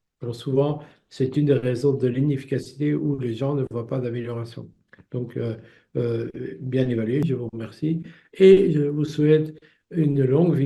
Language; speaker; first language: French; native; French